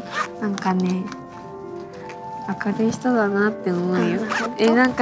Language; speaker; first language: Japanese; native; Japanese